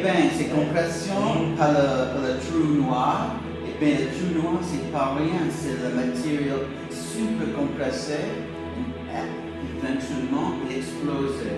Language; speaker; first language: French; non-native, learner; English